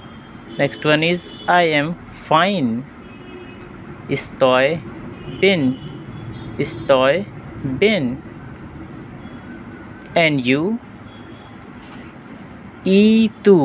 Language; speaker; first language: Spanish; non-native, learner; Hindi